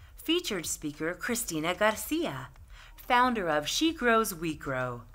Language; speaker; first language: English; native; English